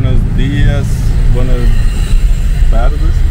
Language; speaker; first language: Spanish; non-native, fluent; Russian